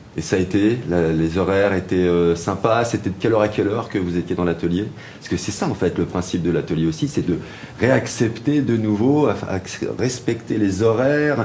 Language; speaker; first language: French; native; French